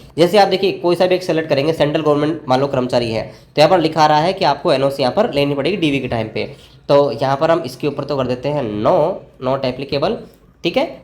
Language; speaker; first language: Hindi; native; Hindi